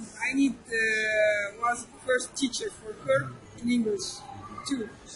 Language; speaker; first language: English; non-native, learner; Russian